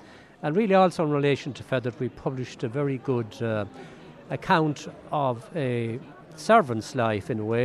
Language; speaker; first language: English; native; English